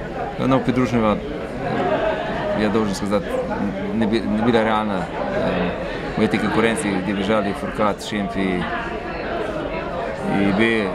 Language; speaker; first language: Russian; non-native, fluent; Slovenian